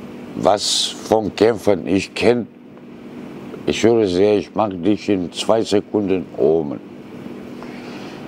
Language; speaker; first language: German; non-native, learner; Romanian